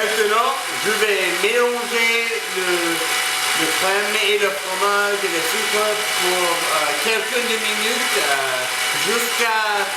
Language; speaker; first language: French; non-native, learner; English